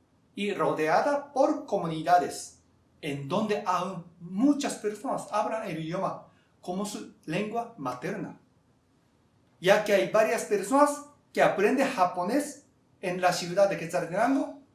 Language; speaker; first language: Spanish; non-native, fluent; Japanese